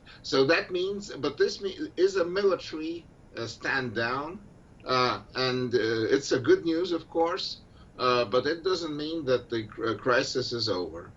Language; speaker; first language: English; non-native, fluent; Russian